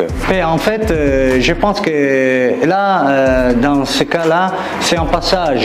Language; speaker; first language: French; non-native, fluent; Italian